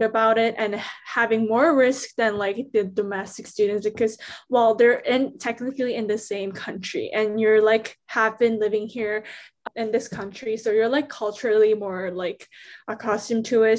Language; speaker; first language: English; non-native, fluent; Korean